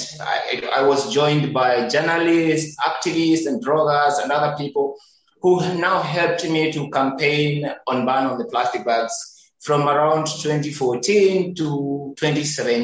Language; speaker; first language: English; non-native, local second language; Kikuyu